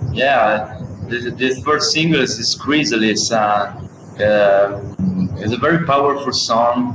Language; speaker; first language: English; non-native, learner; Italian